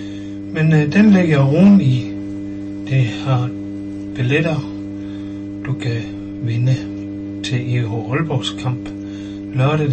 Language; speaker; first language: Danish; native; Danish